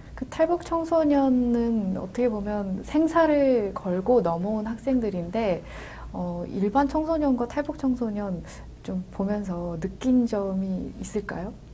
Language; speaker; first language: Korean; native; Korean